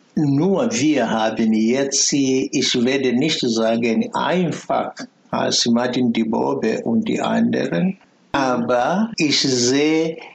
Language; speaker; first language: German; non-native, fluent; Swahili